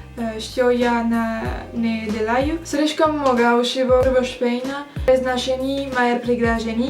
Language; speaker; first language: Russian; non-native, learner; French